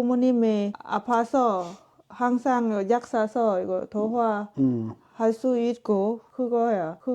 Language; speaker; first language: Korean; non-native, learner; Lao